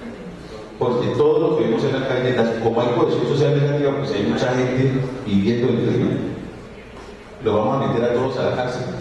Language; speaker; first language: Spanish; native; Spanish